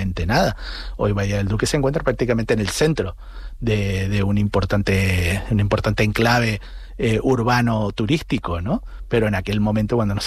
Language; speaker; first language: Spanish; native; Spanish